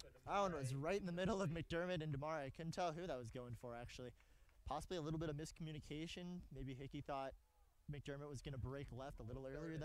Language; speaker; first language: English; native; English